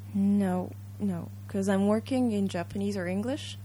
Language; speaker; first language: English; early bilingual, other home language; Japanese